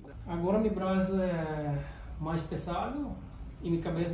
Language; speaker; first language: Portuguese; non-native, learner; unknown